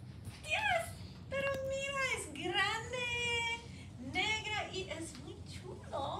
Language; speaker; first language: Spanish; non-native, fluent; English